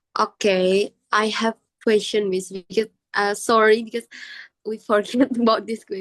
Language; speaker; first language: English; non-native, learner; Indonesian